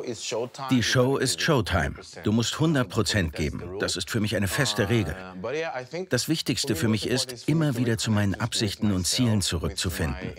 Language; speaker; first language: German; non-native, fluent; Portuguese